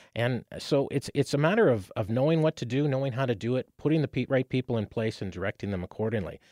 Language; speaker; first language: English; native; English